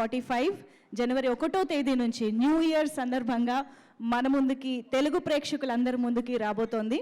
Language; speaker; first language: Telugu; native; Telugu